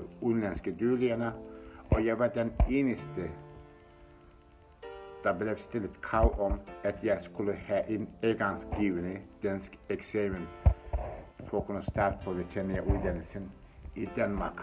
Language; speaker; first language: Danish; non-native, fluent; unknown